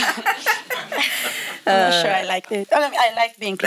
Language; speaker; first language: English; non-native, fluent; Italian